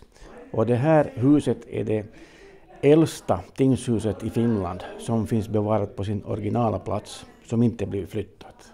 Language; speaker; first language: Swedish; native; Swedish